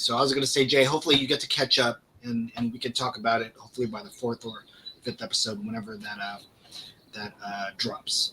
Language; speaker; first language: English; native; English